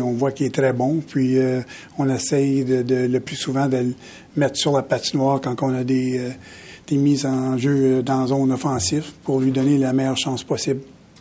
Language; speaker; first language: French; native; French